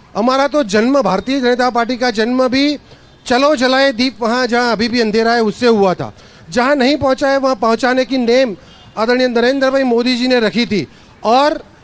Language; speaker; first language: Hindi; non-native, local second language; Gujarati